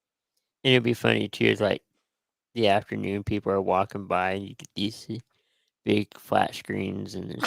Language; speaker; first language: English; native; English